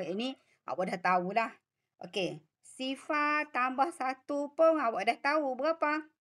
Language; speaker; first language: Malay; native; Malay